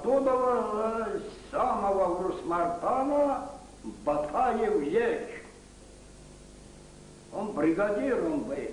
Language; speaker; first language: Russian; non-native, local second language; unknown